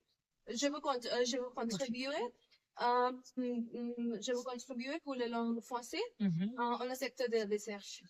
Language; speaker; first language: French; non-native, learner; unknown